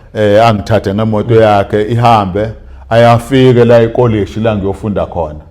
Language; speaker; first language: Zulu; native; Zulu